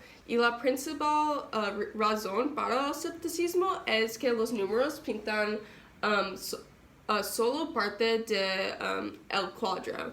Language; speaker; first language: Spanish; non-native, learner; English